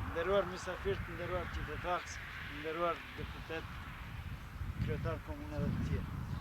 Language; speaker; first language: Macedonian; non-native, local second language; Albanian